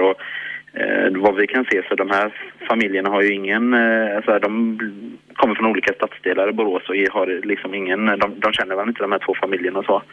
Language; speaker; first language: Swedish; native; Swedish